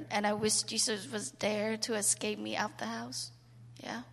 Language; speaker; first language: English; non-native, learner; Khmer